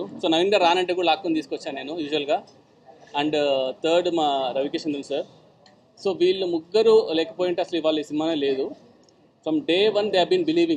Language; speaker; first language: Telugu; native; Telugu